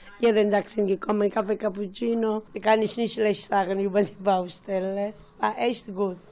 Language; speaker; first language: German; non-native, learner; Italian